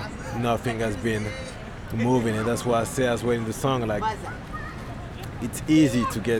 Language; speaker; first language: English; non-native, fluent; French